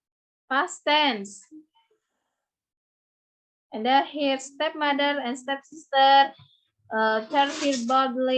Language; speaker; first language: English; non-native, learner; Indonesian